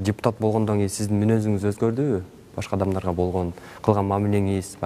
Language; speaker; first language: Kyrgyz; native; Kyrgyz